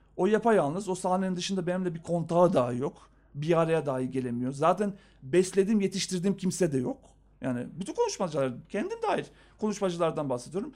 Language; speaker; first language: Turkish; native; Turkish